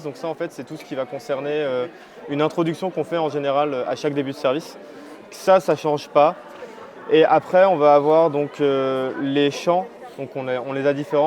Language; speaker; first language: French; native; French